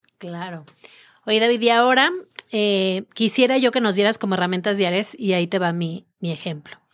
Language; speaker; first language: Spanish; native; Spanish